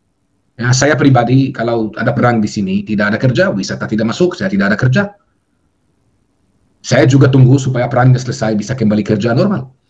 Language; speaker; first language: Indonesian; non-native, fluent; Hebrew